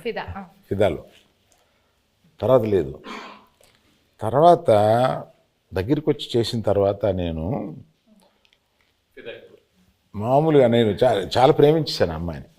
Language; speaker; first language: Telugu; native; Telugu